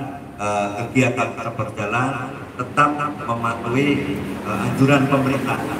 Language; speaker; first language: Indonesian; native; Indonesian